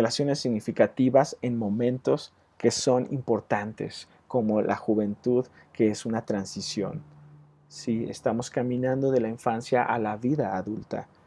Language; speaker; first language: Spanish; native; Spanish